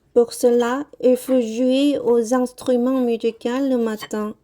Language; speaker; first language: French; non-native, learner; Korean